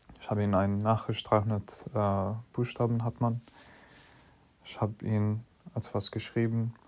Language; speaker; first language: German; non-native, fluent; English